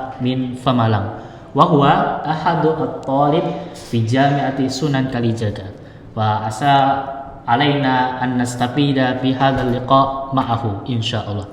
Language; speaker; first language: Arabic; non-native, learner; Indonesian